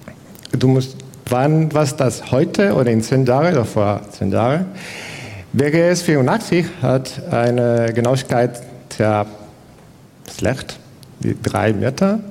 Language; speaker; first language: German; non-native, fluent; Spanish